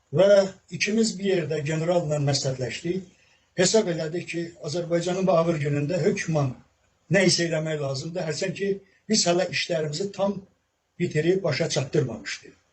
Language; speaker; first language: Azerbaijani; non-native, local second language; Talysh